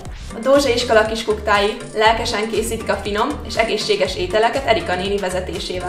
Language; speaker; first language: Hungarian; native; Hungarian